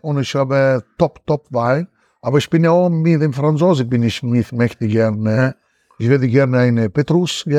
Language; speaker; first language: German; non-native, learner; Italian